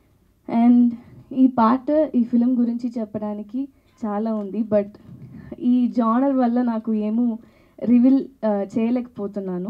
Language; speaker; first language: Telugu; non-native, learner; Tamil